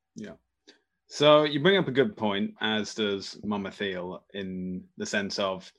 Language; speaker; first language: English; native; English